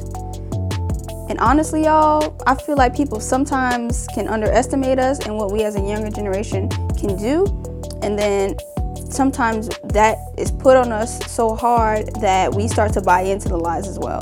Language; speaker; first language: English; native; English